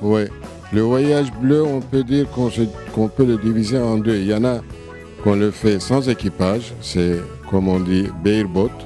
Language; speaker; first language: French; non-native, fluent; Turkish